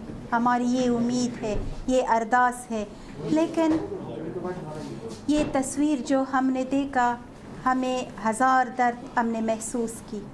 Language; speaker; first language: Hindi; non-native, fluent; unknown